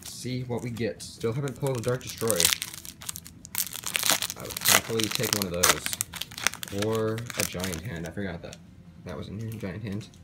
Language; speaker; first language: English; native; English